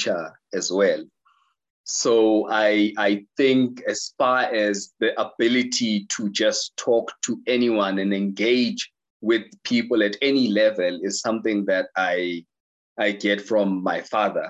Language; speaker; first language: English; non-native, local second language; Zulu